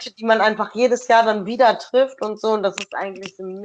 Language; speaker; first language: German; native; German